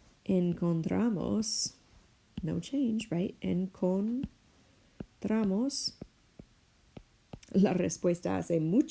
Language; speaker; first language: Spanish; non-native, fluent; English